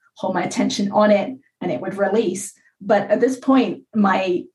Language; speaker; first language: English; native; English